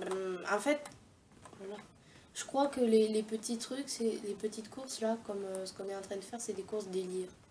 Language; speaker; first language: French; native; French